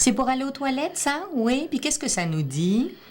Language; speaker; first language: French; native; French